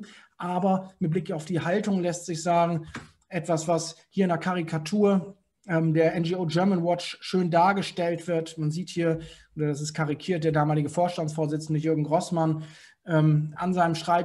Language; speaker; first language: German; native; German